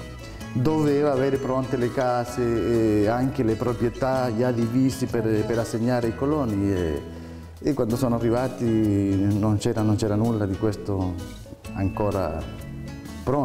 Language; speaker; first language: Italian; early bilingual, heritage; Spanish